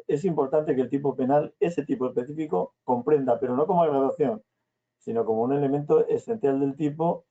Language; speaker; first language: Spanish; native; Spanish